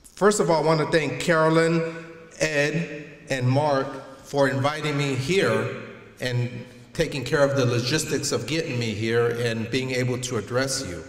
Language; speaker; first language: English; early bilingual, other home language; Spanish